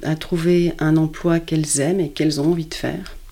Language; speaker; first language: French; native; French